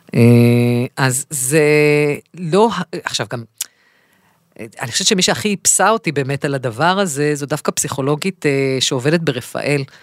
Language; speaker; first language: Hebrew; native; Hebrew